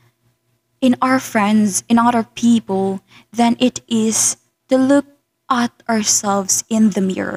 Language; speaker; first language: English; non-native, local second language; Cebuano